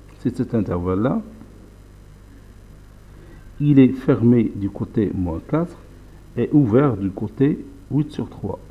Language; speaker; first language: French; non-native, local second language; Arabic